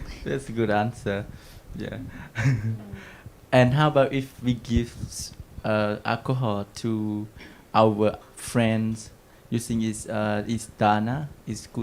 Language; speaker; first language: English; non-native, learner; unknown